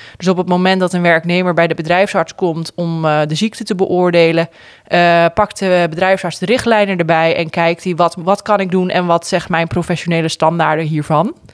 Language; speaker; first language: Dutch; native; Dutch